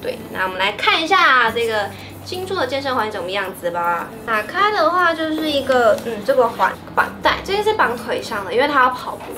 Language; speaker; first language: Chinese; native; Chinese